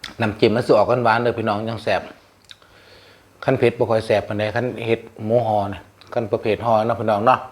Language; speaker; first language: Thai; non-native, local second language; Northeastern Thai